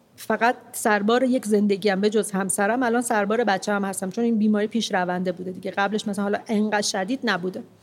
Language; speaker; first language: Persian; non-native, local second language; Armenian